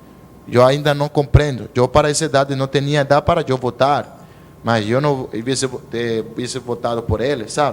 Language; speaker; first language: Portuguese; non-native, learner; Spanish